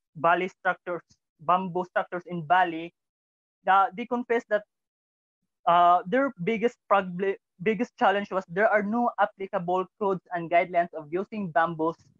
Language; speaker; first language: English; non-native, local second language; Cebuano